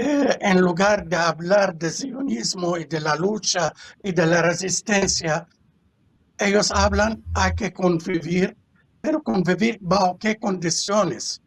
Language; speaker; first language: Spanish; non-native, fluent; Arabic